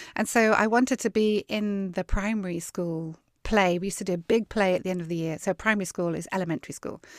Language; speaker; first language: English; native; English